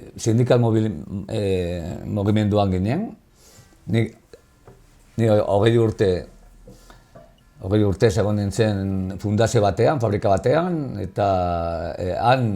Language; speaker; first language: Basque; non-native, local second language; Spanish